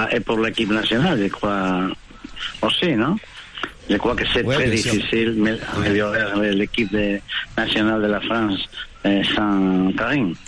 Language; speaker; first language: French; non-native, fluent; Spanish